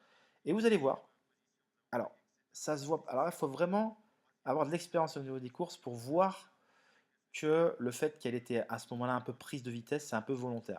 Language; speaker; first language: French; native; French